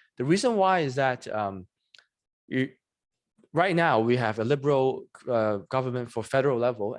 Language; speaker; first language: English; non-native, local second language; Cantonese